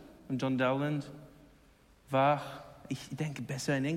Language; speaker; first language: German; non-native, learner; English